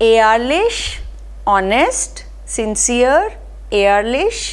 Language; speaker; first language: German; non-native, fluent; Hindi